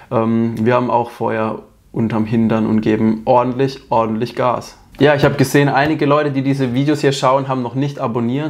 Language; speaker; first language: German; native; German